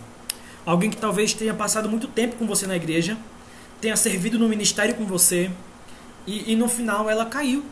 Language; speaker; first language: Portuguese; native; Portuguese